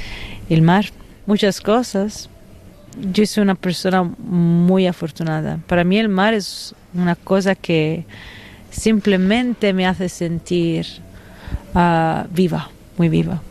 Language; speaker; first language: Spanish; non-native, fluent; Italian